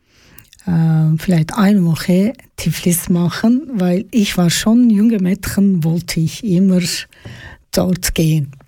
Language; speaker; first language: German; non-native, learner; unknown